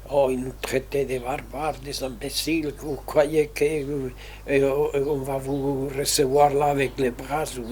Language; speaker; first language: French; non-native, fluent; Spanish